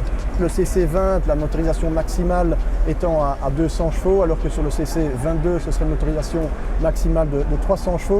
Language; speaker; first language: French; native; French